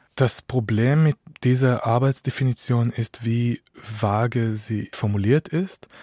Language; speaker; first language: German; non-native, fluent; Hebrew